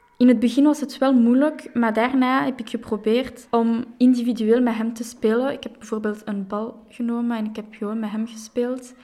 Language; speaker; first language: Dutch; non-native, local second language; French